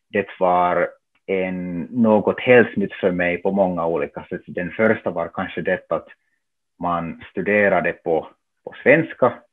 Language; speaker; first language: Swedish; non-native, local second language; Finnish